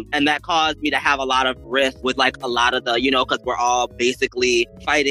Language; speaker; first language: English; native; English